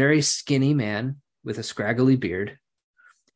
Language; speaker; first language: English; native; English